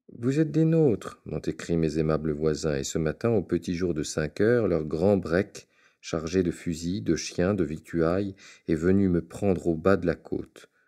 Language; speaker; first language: French; native; French